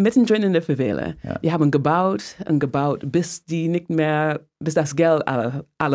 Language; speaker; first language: German; non-native, fluent; English